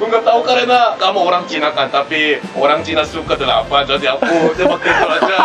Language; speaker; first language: Indonesian; non-native, fluent; Korean